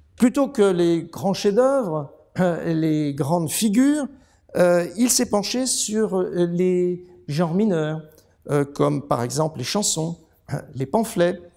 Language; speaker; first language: French; native; French